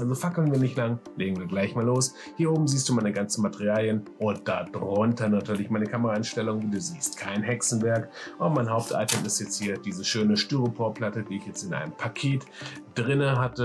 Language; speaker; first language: German; native; German